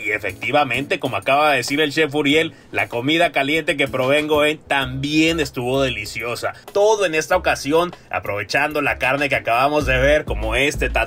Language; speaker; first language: Spanish; native; Spanish